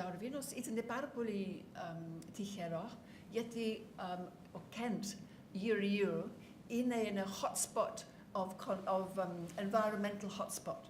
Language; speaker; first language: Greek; non-native, learner; English